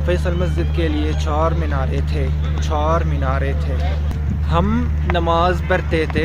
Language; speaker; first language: Hindi; non-native, fluent; Arabic